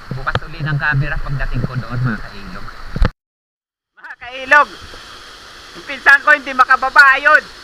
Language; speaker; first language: Filipino; non-native, local second language; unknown